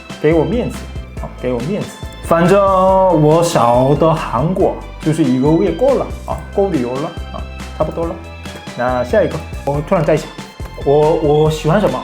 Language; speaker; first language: Chinese; non-native, fluent; Korean